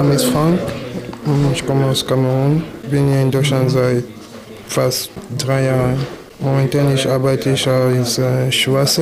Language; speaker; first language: German; non-native, fluent; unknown